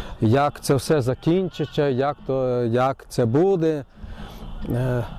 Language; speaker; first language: Ukrainian; early bilingual, heritage; Ukrainian